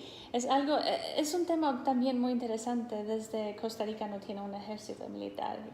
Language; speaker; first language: Spanish; non-native, fluent; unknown